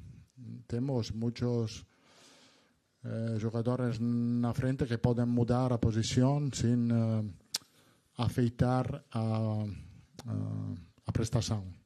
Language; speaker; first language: Spanish; non-native, learner; Italian